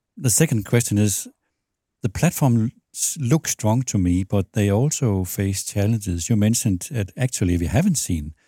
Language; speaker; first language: English; non-native, fluent; Danish